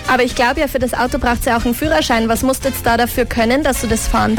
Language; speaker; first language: German; native; German